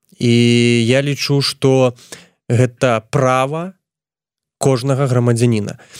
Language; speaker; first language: Belarusian; non-native, local second language; Russian